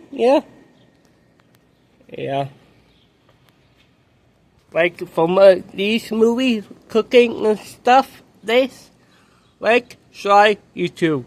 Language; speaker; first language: English; non-native, learner; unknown